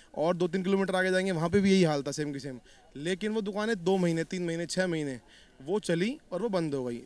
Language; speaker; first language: Hindi; native; Hindi